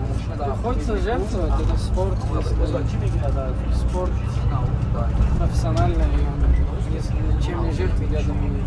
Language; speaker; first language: Russian; non-native, local second language; Tajik